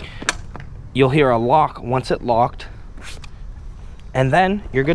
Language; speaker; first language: English; native; English